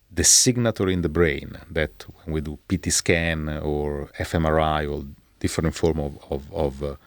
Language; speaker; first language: English; non-native, fluent; Italian